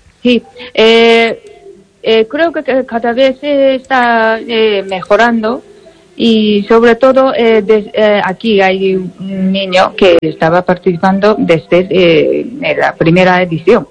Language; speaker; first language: Spanish; non-native, learner; Japanese